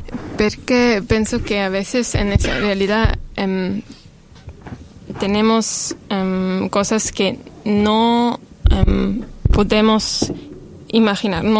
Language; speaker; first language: Spanish; non-native, learner; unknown